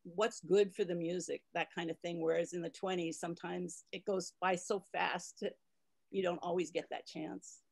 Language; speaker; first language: English; native; English